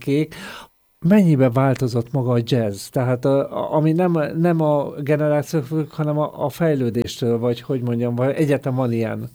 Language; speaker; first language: Hungarian; native; Hungarian